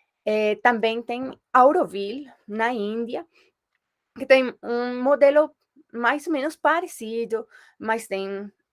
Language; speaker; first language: Portuguese; non-native, fluent; Spanish